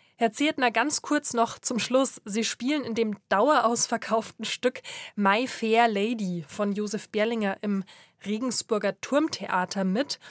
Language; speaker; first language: German; native; German